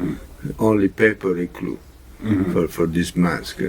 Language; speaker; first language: English; non-native, learner; Italian